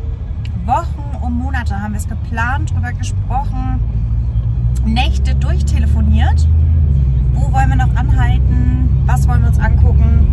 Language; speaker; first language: German; native; German